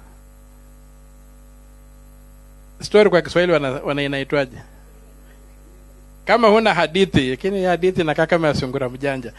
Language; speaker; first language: Swahili; non-native, local second language; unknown